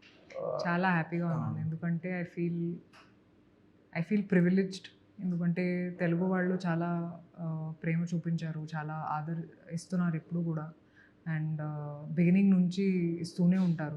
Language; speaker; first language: Telugu; non-native, local second language; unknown